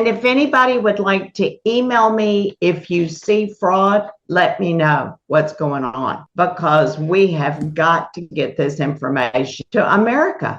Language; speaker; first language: English; native; English